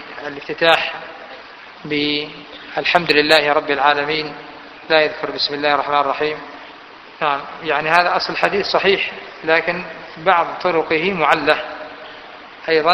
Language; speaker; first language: Arabic; native; Arabic